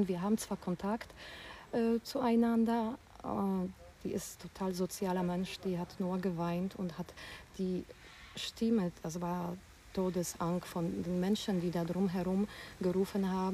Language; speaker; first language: German; non-native, fluent; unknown